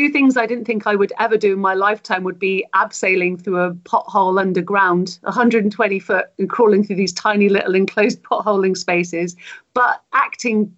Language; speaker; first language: English; native; English